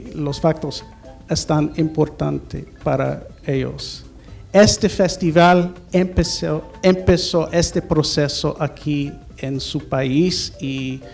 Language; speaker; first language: Spanish; non-native, learner; English